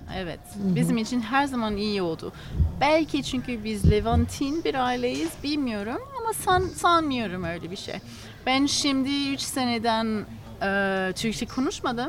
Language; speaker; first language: Turkish; non-native, learner; English